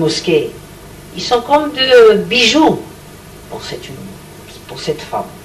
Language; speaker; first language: French; non-native, learner; Hebrew